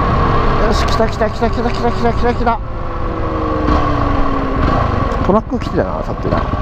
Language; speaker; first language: Japanese; native; Japanese